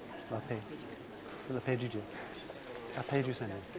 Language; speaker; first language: French; non-native, learner; English